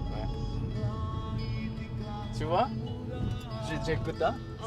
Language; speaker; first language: French; non-native, learner; Japanese